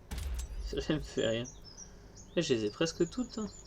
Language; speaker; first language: French; native; French